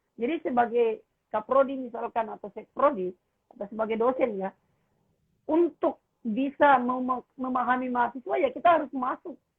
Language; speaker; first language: Indonesian; native; Indonesian